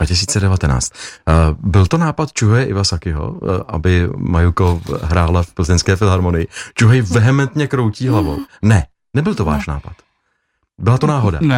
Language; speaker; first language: Czech; native; Czech